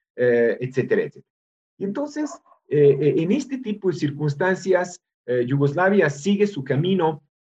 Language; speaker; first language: Spanish; non-native, fluent; Serbian